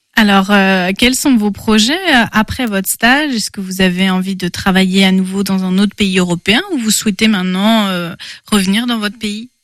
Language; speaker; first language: French; native; French